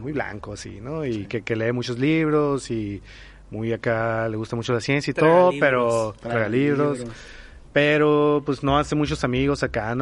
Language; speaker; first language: Spanish; native; Spanish